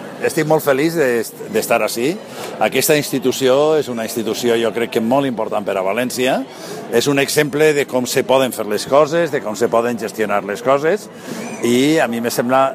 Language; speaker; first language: Catalan; native; Catalan